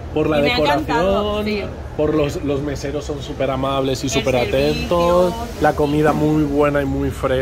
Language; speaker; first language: Spanish; native; Spanish